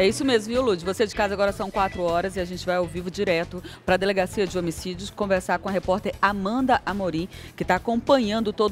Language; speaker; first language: Portuguese; native; Portuguese